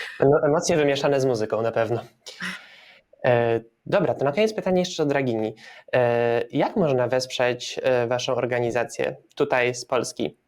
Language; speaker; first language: Polish; native; Polish